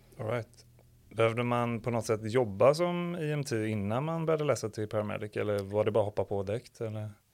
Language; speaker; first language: Swedish; native; Swedish